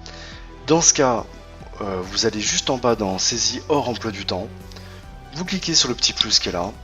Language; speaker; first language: French; native; French